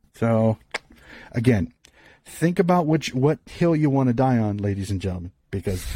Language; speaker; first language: English; native; English